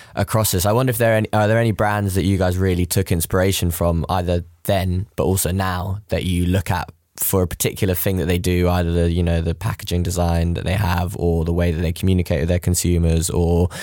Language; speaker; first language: English; native; English